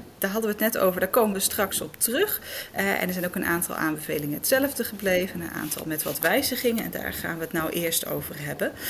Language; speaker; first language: Dutch; native; Dutch